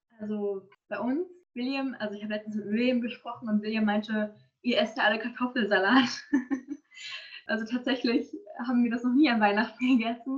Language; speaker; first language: German; native; German